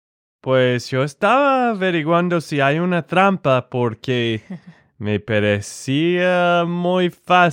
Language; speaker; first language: Spanish; non-native, fluent; English